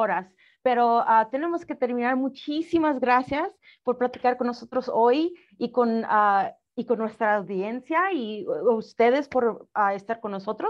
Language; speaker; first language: Spanish; early bilingual, heritage; Spanish